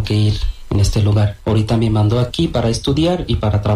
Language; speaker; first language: Spanish; non-native, learner; Bangla